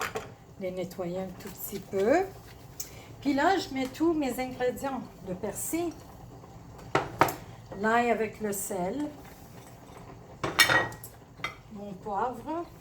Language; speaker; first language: French; early bilingual, other home language; Italian